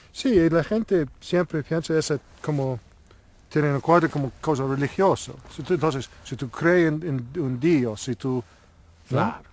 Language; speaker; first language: Spanish; non-native, learner; English